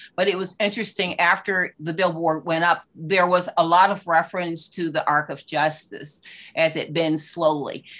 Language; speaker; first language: English; native; English